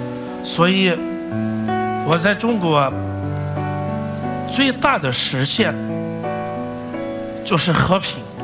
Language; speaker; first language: Chinese; non-native, fluent; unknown